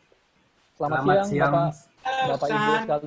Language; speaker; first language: Indonesian; native; Indonesian